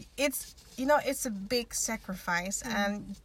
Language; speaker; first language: English; non-native, fluent; Dutch